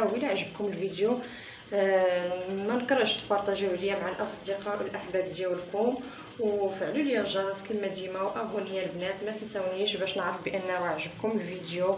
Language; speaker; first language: Arabic; native; Arabic